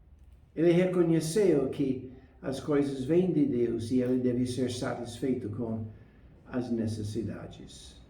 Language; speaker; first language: Portuguese; non-native, fluent; English